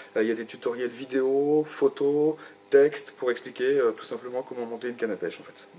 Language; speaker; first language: French; native; French